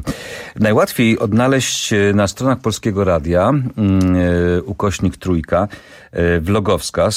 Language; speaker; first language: Polish; native; Polish